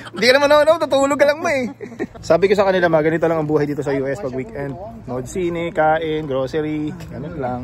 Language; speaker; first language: Filipino; native; Filipino